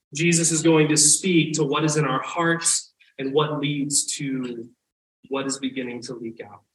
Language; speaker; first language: English; native; English